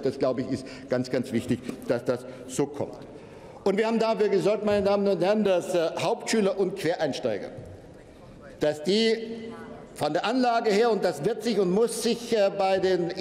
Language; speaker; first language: German; native; German